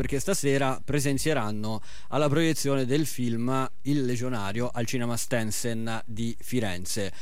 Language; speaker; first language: Italian; native; Italian